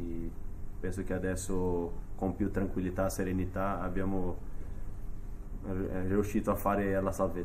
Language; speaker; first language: Italian; non-native, fluent; Portuguese